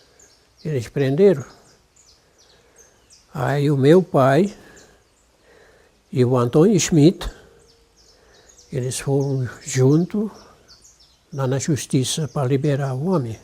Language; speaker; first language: Portuguese; non-native, local second language; German